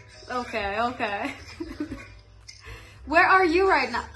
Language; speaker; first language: English; non-native, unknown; Persian